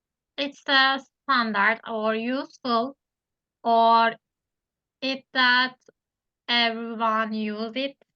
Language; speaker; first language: English; non-native, learner; Turkish